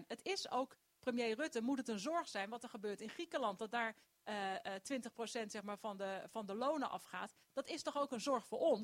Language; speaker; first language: Dutch; native; Dutch